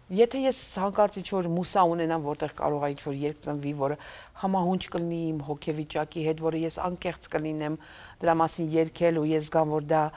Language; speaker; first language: Armenian; native; Armenian